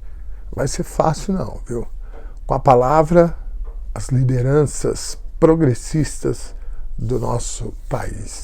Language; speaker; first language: Portuguese; native; Portuguese